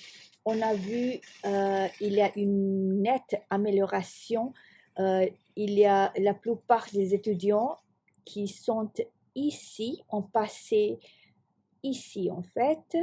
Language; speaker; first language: French; non-native, fluent; Malay